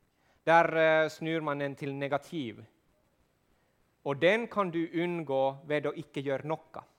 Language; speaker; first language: Swedish; non-native, fluent; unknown